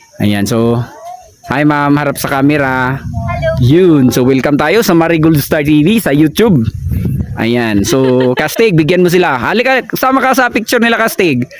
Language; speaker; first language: Filipino; non-native, local second language; Cebuano